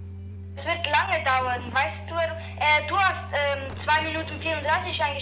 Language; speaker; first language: German; non-native, fluent; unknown